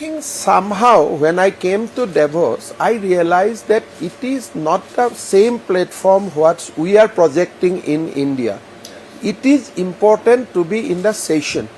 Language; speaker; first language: English; non-native, local second language; Assamese